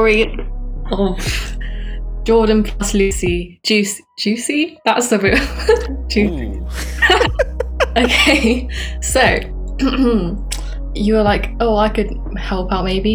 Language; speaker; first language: English; native; English